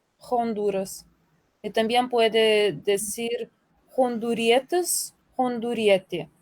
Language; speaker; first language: Spanish; non-native, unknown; Lithuanian